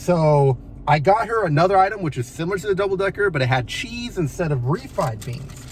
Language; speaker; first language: English; native; English